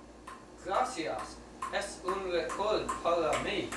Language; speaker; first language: Spanish; non-native, learner; English